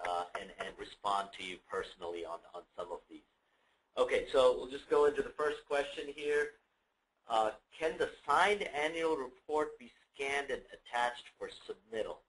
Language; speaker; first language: English; native; English